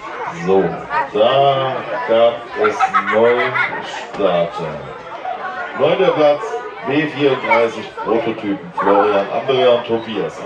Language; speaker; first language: German; native; German